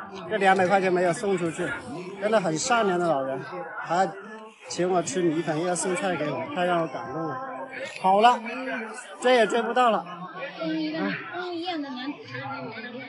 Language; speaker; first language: Chinese; native; Chinese